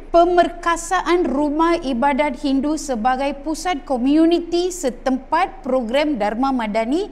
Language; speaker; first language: Malay; non-native, local second language; Tamil